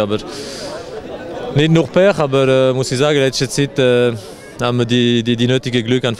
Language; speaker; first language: German; non-native, local second language; French